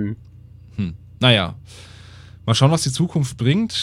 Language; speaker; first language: German; native; German